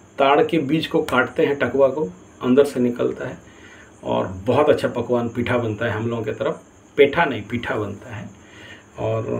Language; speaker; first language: Hindi; non-native, local second language; Odia